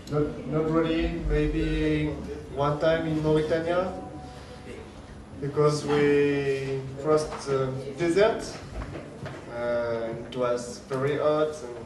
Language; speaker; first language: English; non-native, learner; French